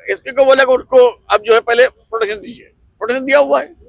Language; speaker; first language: Hindi; non-native, local second language; Bangla